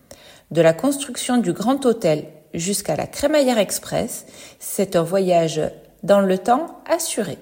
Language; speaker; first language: French; native; French